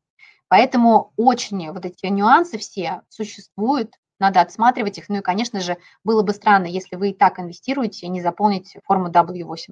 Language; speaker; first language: Russian; native; Russian